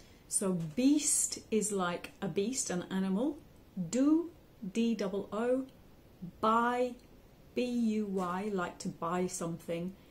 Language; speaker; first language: English; native; English